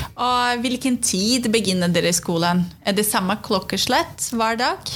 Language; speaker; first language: Norwegian; non-native, fluent; Portuguese